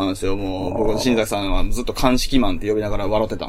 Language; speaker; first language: Japanese; native; Japanese